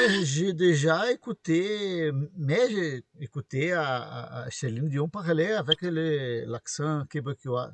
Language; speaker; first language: French; non-native, learner; Portuguese